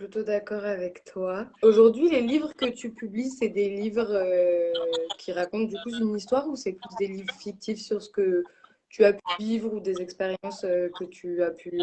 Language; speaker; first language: French; native; French